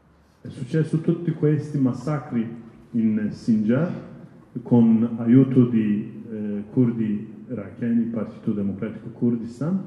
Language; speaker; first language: Italian; non-native, learner; Kurdish